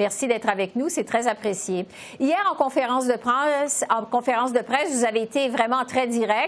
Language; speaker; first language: French; native; French